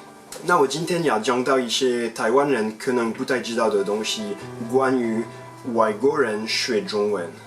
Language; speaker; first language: Chinese; non-native, fluent; French